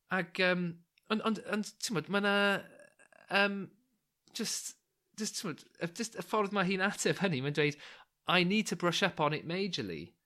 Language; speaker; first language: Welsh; non-native, local second language; English